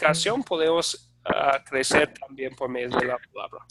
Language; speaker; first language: Spanish; non-native, fluent; English